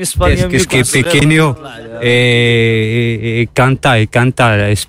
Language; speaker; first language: Spanish; non-native, learner; Arabic